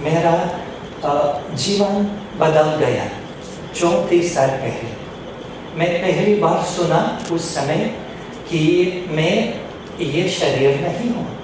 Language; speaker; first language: Hindi; non-native, fluent; Russian